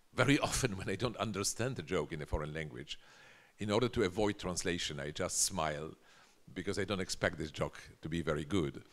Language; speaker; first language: English; non-native, fluent; Polish